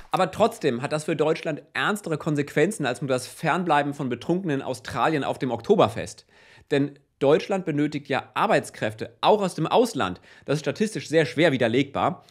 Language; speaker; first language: German; native; German